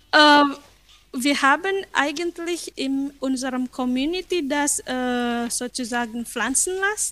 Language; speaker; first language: German; non-native, fluent; Indonesian